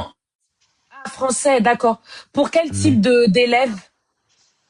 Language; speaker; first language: French; native; French